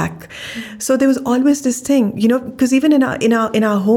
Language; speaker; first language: English; non-native, local second language; Urdu